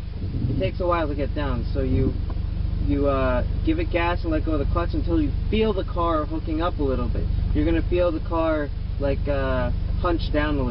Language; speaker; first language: English; native; English